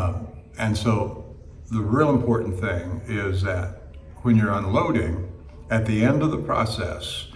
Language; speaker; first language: English; native; English